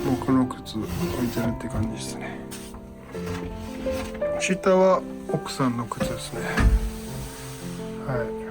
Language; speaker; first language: Japanese; native; Japanese